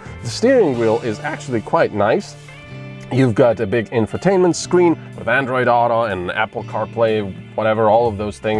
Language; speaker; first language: English; non-native, fluent; Slovenian